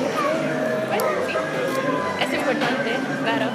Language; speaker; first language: Spanish; non-native, learner; English